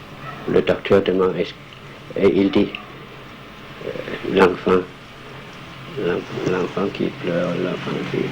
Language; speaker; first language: French; non-native, fluent; Danish